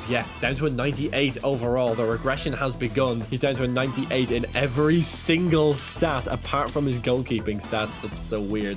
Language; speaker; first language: English; native; English